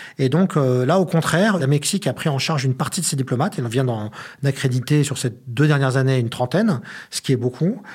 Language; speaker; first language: French; native; French